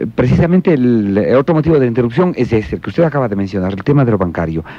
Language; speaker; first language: Spanish; native; Spanish